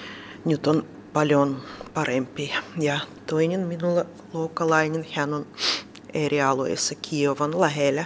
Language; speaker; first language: Finnish; non-native, learner; Russian